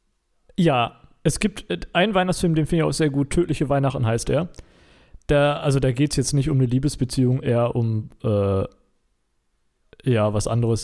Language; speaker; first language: German; native; German